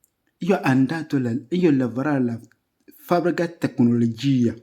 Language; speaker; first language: Italian; non-native, learner; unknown